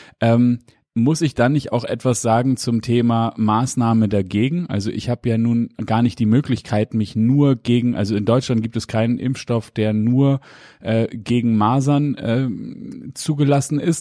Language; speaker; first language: German; native; German